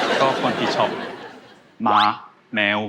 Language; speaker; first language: Thai; non-native, learner; Korean